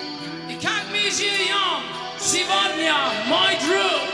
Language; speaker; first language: Russian; non-native, learner; German